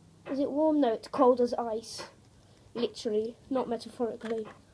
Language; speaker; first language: English; early bilingual, other home language; Polish